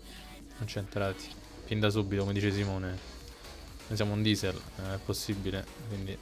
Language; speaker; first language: Italian; native; Italian